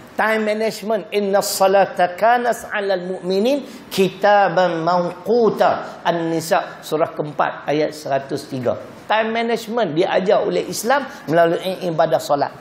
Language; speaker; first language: Malay; native; Malay